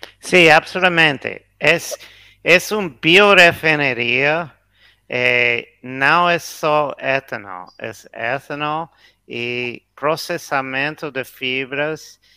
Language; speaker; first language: Portuguese; non-native, learner; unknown